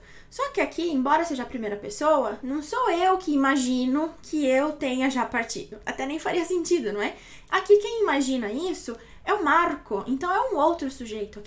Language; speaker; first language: Portuguese; native; Portuguese